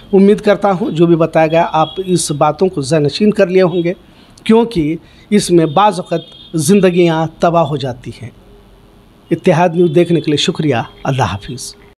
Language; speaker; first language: Hindi; non-native, local second language; Urdu